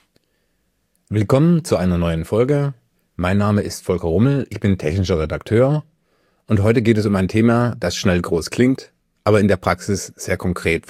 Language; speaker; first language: German; native; German